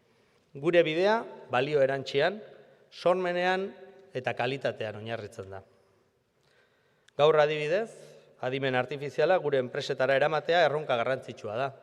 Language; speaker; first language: Basque; native; Basque